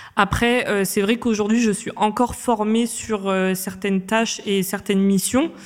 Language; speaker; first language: French; native; French